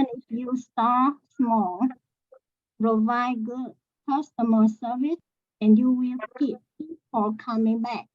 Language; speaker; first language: English; non-native, learner; Vietnamese